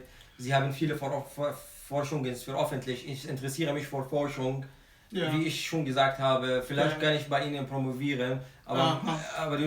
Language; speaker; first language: German; non-native, fluent; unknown